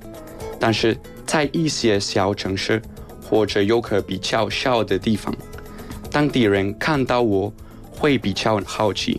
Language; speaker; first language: Chinese; non-native, learner; Spanish